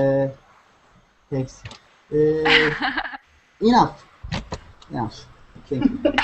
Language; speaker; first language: English; non-native, learner; Turkish